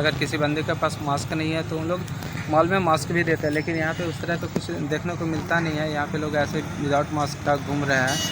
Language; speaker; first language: Hindi; native; Hindi